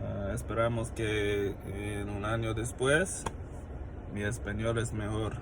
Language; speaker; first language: Spanish; non-native, fluent; English